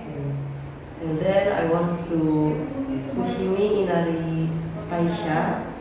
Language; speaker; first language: English; non-native, learner; Indonesian